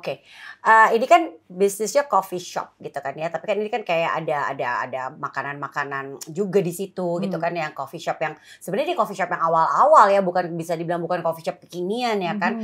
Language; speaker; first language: Indonesian; native; Indonesian